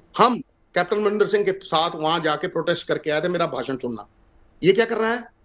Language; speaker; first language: Hindi; non-native, local second language; Punjabi